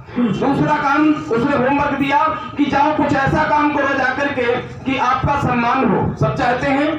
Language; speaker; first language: Hindi; native; Hindi